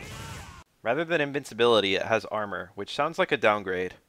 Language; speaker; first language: English; native; English